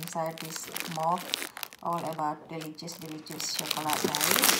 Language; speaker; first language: English; non-native, learner; Indonesian